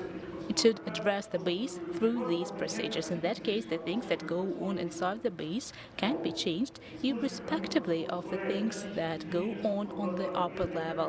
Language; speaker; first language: English; non-native, fluent; Russian